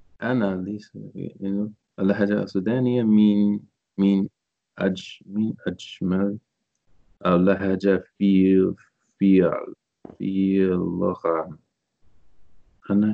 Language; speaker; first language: Arabic; non-native, learner; English